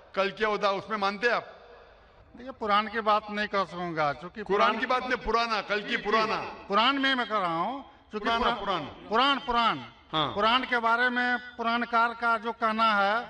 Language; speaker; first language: Hindi; native; Hindi